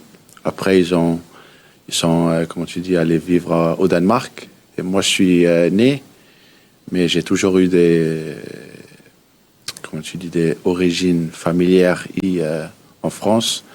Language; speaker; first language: French; early bilingual, heritage; Danish